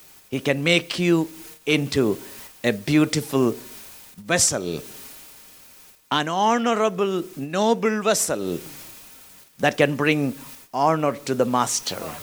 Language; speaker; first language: English; non-native, local second language; Malayalam